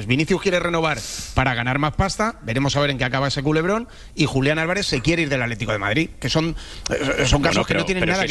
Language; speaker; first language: Spanish; native; Spanish